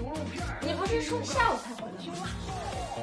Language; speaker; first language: Chinese; native; Chinese